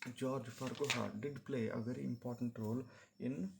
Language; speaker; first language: English; non-native, local second language; Kannada